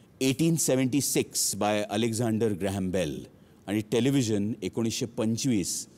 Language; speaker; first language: Marathi; native; Marathi